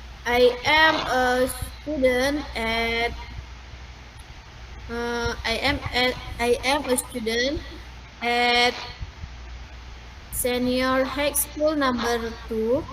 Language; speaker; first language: English; non-native, learner; Indonesian